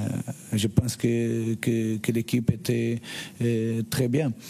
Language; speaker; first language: French; non-native, learner; Portuguese